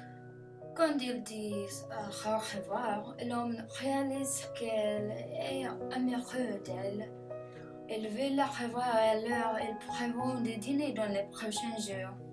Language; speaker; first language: French; non-native, learner; English